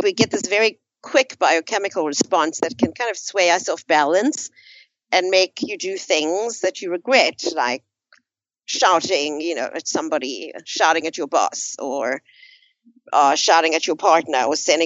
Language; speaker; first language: English; native; English